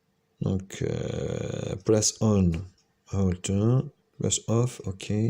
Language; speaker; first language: French; native; French